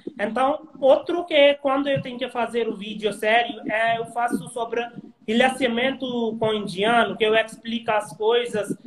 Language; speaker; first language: Portuguese; non-native, learner; Hindi